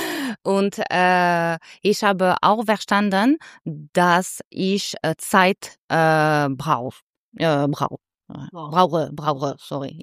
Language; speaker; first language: German; non-native, learner; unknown